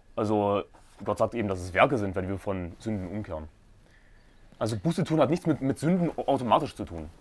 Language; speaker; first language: German; native; German